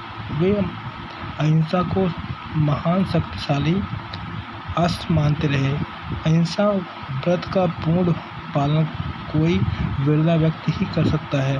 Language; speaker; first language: Hindi; native; Hindi